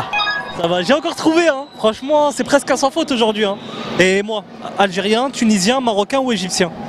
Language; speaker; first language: French; native; French